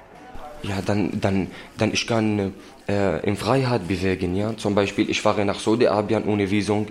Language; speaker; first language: German; non-native, learner; Arabic